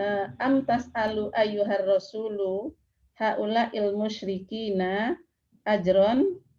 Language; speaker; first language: Arabic; non-native, learner; Indonesian